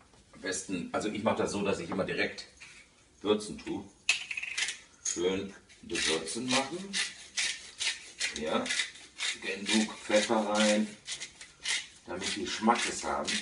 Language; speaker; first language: German; early bilingual, other home language; Italian